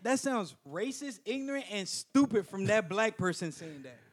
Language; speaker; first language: English; early bilingual, other home language; Spanish